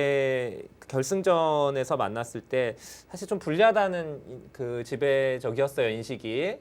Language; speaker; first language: Korean; native; Korean